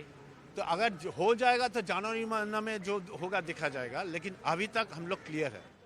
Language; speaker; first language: Hindi; non-native, local second language; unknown